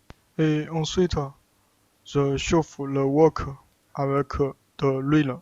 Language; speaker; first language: French; non-native, learner; Chinese